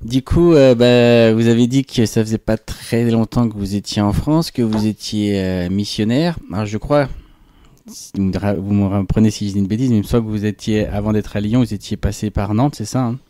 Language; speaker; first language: French; native; French